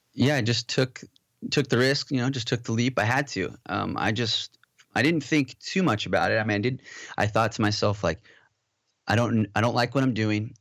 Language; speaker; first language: English; native; English